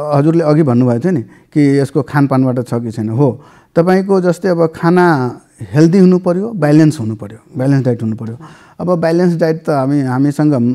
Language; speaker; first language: Nepali; non-native, local second language; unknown